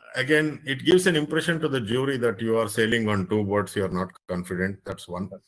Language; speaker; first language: English; non-native, local second language; Kannada